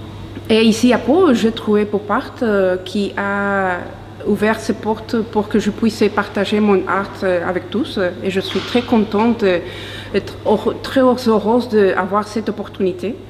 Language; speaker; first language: French; non-native, fluent; Spanish